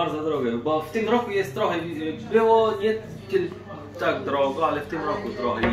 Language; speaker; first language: Polish; non-native, learner; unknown